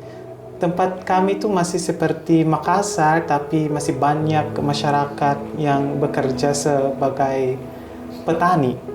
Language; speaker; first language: Indonesian; non-native, fluent; Hiligaynon